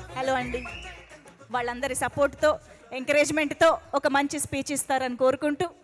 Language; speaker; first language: Telugu; non-native, local second language; Malayalam